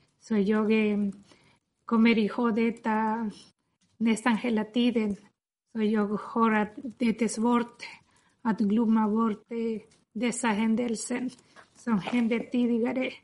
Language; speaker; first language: Swedish; non-native, learner; Spanish